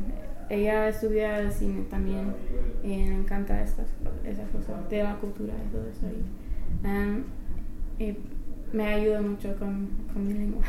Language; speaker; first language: Spanish; non-native, fluent; English